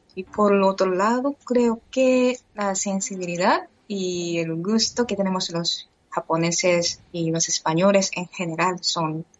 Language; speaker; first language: Spanish; non-native, fluent; Japanese